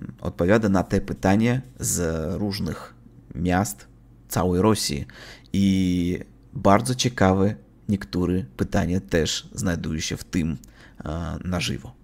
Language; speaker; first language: Polish; non-native, learner; Russian